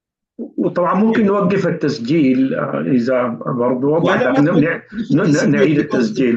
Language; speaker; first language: Arabic; native; Arabic